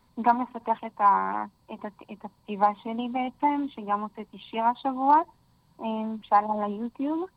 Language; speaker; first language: Hebrew; native; Hebrew